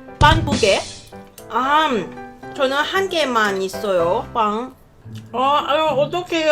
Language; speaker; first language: Korean; non-native, learner; Cantonese